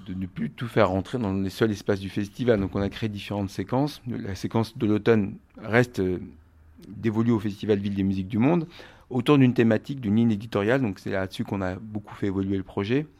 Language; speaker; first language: French; native; French